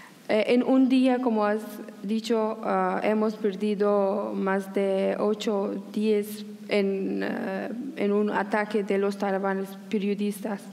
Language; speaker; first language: Spanish; non-native, learner; Persian